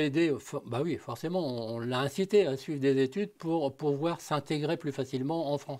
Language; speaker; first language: French; native; French